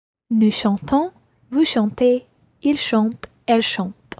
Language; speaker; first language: French; non-native, learner; English